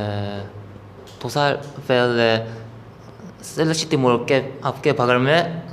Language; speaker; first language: Hindi; non-native, learner; Korean